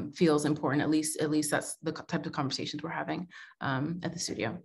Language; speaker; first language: English; native; English